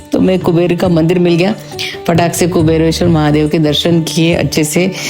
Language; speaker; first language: Hindi; non-native, local second language; Marathi